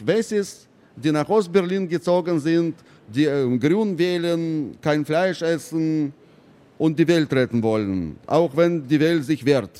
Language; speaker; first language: German; non-native, fluent; Russian